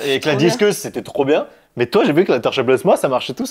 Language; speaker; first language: French; native; French